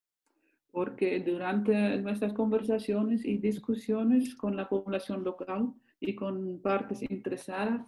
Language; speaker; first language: Spanish; non-native, fluent; Dutch